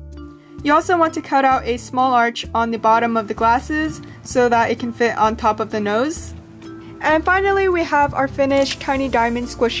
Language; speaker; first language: English; native; English